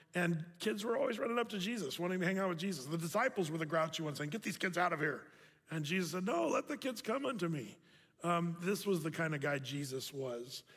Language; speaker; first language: English; native; English